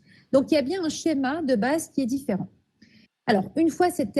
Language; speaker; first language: French; native; French